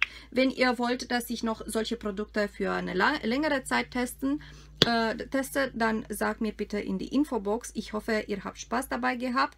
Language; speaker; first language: German; non-native, fluent; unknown